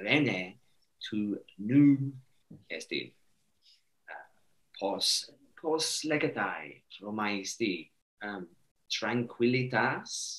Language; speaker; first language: Greek; non-native, learner; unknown